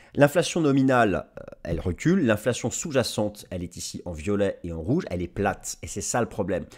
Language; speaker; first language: French; native; French